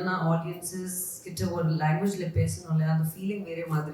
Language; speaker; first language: Tamil; non-native, learner; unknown